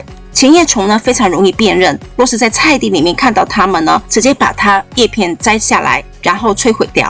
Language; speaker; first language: Chinese; native; Chinese